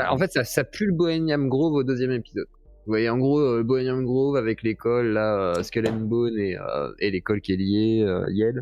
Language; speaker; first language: French; native; French